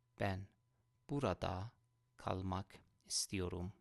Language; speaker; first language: Turkish; non-native, fluent; Persian